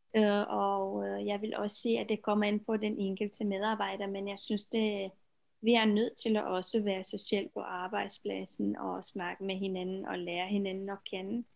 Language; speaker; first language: Danish; non-native, fluent; Romanian